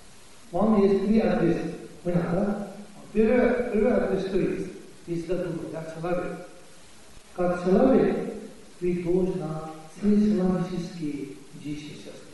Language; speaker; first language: Russian; non-native, learner; Tibetan